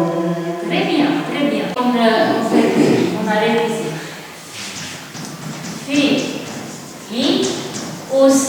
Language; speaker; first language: French; non-native, fluent; Italian